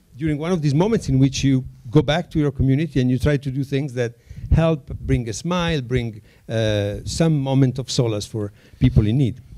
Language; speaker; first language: English; non-native, fluent; Italian